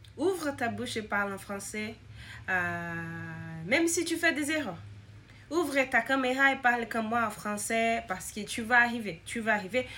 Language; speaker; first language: French; non-native, learner; Portuguese